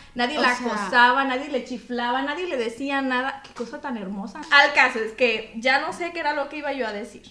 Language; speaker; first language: Spanish; native; Spanish